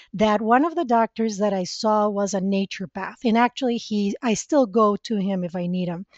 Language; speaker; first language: English; non-native, fluent; Spanish